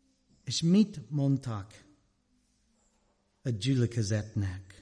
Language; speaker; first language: Hungarian; non-native, learner; English